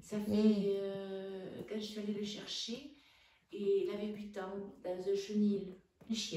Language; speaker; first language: French; native; French